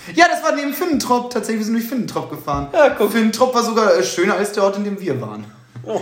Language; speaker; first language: German; native; German